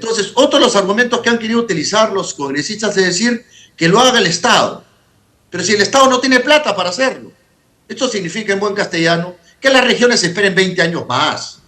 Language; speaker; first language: Spanish; native; Spanish